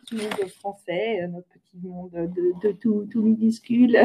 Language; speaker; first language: French; native; French